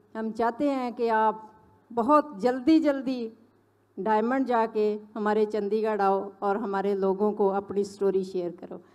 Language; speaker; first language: Hindi; non-native, local second language; Punjabi